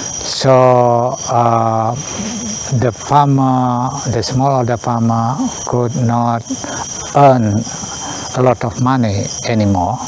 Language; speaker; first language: English; non-native, learner; Indonesian